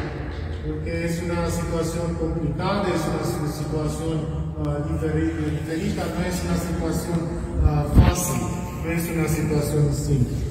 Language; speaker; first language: Spanish; non-native, learner; Romanian